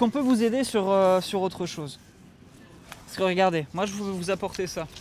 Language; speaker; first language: French; native; French